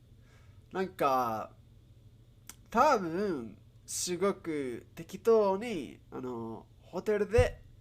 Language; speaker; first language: Japanese; non-native, learner; English